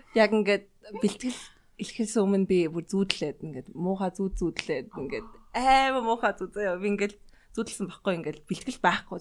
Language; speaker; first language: Mongolian; early bilingual, heritage; Mongolian